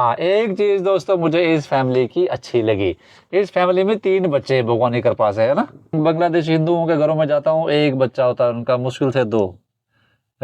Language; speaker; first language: Hindi; native; Hindi